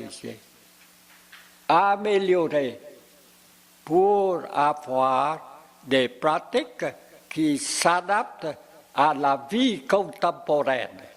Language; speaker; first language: French; non-native, fluent; Vietnamese